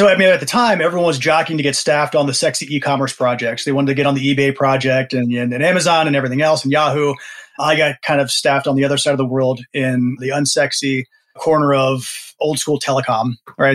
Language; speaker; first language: English; native; English